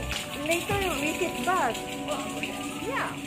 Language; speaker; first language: English; non-native, learner; Filipino